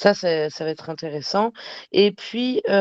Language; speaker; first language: French; native; French